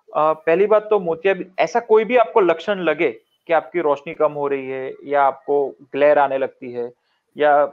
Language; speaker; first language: Hindi; non-native, local second language; Gujarati